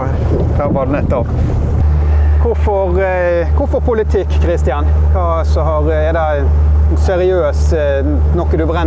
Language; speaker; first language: Norwegian; native; Norwegian